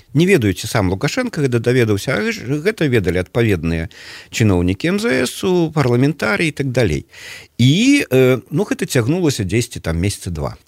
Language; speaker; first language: Belarusian; native; Belarusian